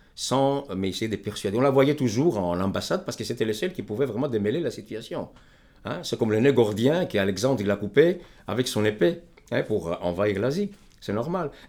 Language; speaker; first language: French; non-native, fluent; Greek